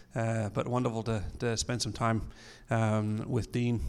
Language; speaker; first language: English; native; English